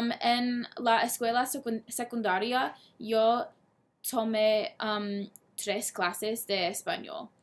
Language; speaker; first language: Spanish; non-native, learner; English